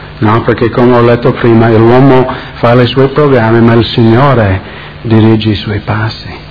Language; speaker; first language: Italian; non-native, fluent; English